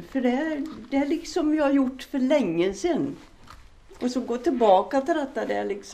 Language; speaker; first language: Swedish; native; Swedish